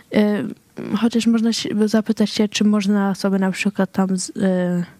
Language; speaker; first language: Polish; early bilingual, heritage; Swedish